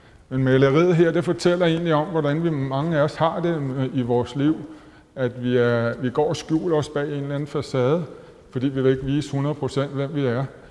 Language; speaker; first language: Danish; native; Danish